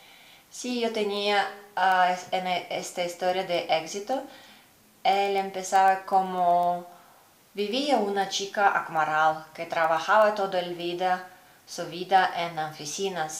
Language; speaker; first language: Spanish; non-native, learner; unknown